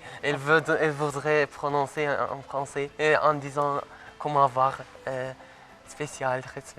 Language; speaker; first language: French; non-native, fluent; Azerbaijani